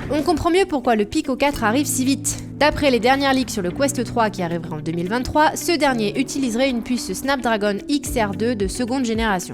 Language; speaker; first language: French; native; French